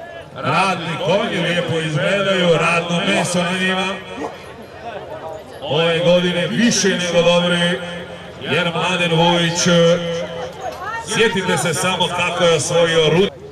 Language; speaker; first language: Serbian; native; Serbian